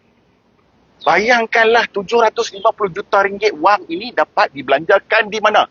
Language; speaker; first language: Malay; native; Malay